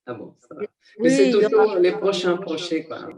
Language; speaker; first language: French; non-native, fluent; Spanish